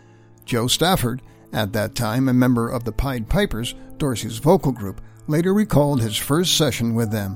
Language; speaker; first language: English; native; English